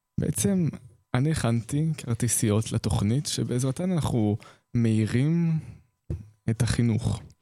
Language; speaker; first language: Hebrew; native; Hebrew